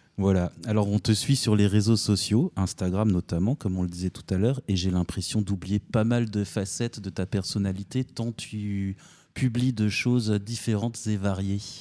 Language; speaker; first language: French; native; French